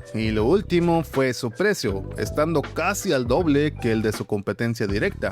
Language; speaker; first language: Spanish; native; Spanish